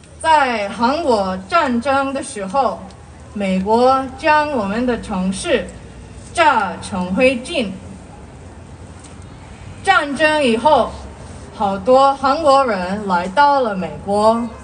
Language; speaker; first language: Chinese; non-native, learner; Korean